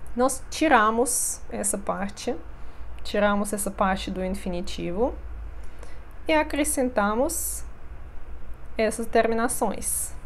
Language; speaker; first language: Portuguese; non-native, fluent; Russian